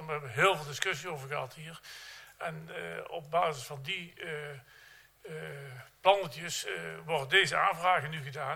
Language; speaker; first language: Dutch; native; Dutch